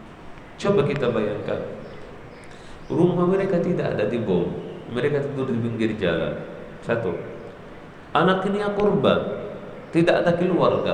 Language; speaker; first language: Indonesian; non-native, learner; Arabic